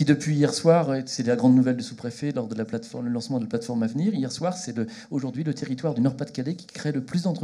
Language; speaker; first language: French; native; French